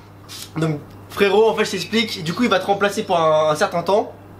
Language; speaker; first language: French; native; French